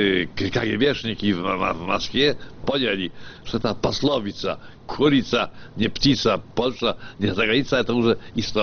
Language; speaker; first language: Russian; non-native, fluent; Polish